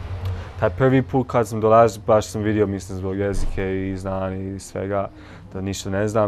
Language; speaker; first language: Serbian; non-native, learner; English